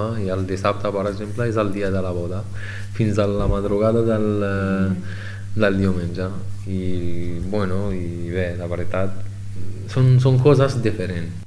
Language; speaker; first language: Catalan; non-native, learner; Arabic